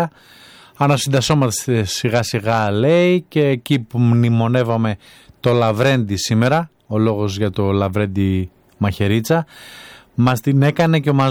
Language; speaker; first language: Greek; native; Greek